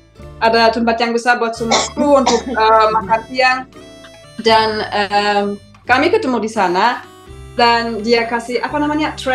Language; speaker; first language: Indonesian; non-native, fluent; German